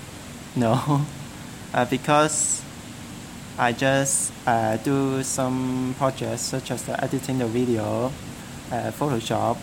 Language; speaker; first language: English; non-native, learner; Cantonese